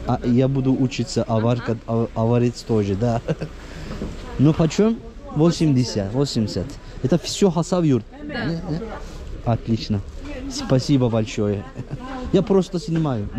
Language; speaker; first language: Russian; non-native, learner; Turkish